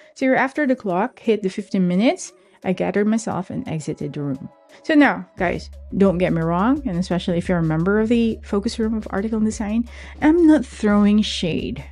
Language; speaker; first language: English; non-native, local second language; Filipino